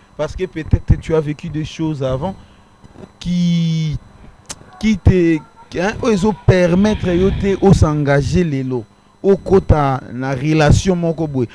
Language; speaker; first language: French; non-native, local second language; Lingala